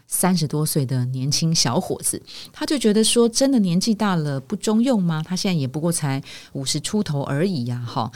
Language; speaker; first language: Chinese; native; Chinese